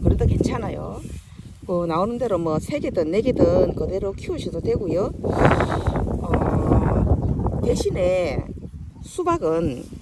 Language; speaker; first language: Korean; native; Korean